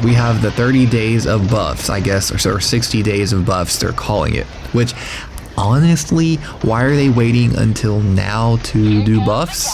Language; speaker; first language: English; native; English